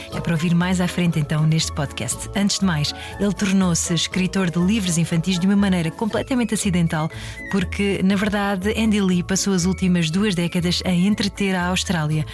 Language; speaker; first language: Portuguese; native; Portuguese